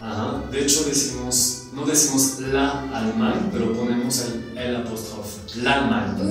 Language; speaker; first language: Spanish; non-native, fluent; French